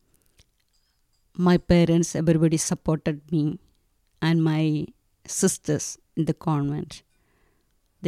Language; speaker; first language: English; non-native, local second language; Malayalam